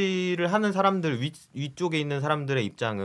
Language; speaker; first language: Korean; native; Korean